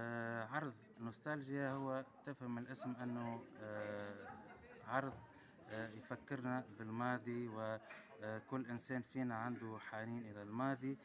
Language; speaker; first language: Arabic; native; Arabic